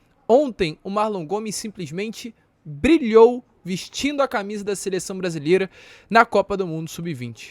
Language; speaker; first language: Portuguese; native; Portuguese